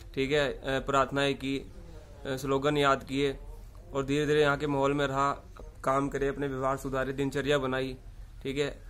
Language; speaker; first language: Hindi; native; Hindi